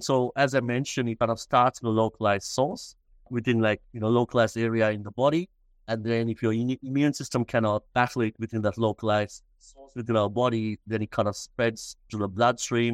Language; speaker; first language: English; non-native, local second language; Sinhala